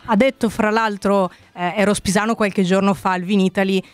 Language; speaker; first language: Italian; native; Italian